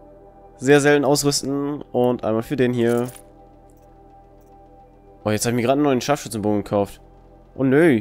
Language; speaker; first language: German; native; German